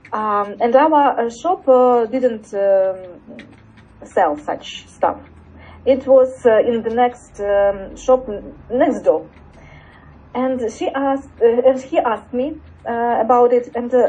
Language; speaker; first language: English; non-native, learner; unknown